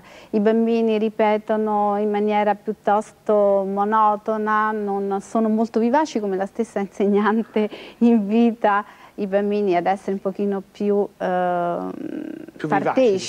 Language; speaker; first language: Italian; native; Italian